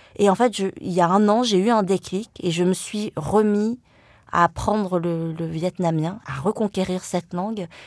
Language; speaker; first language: French; early bilingual, other home language; Vietnamese